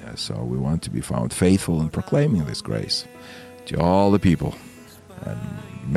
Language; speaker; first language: English; non-native, fluent; Russian